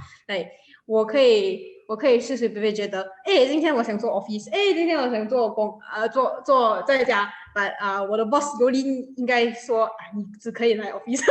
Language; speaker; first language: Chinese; non-native, local second language; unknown